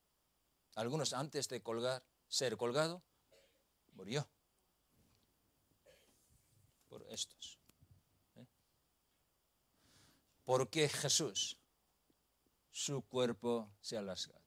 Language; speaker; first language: Spanish; non-native, learner; Korean